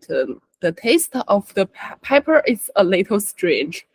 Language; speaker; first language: English; non-native, learner; Chinese